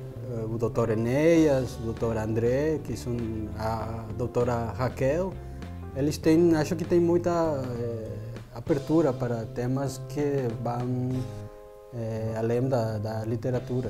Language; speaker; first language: Portuguese; non-native, fluent; Spanish